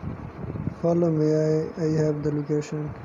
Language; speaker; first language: English; non-native, learner; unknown